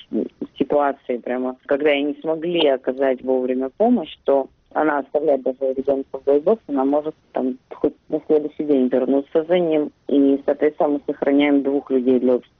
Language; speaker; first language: Russian; native; Russian